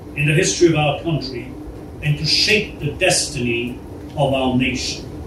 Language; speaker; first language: English; non-native, local second language; Morisyen